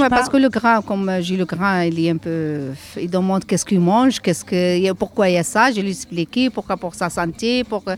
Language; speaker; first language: French; non-native, learner; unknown